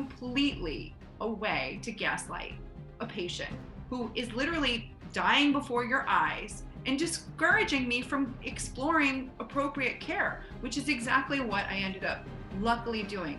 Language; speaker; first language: English; native; English